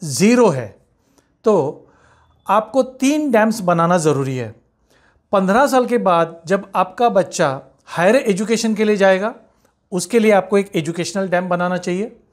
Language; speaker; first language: Hindi; non-native, local second language; Marathi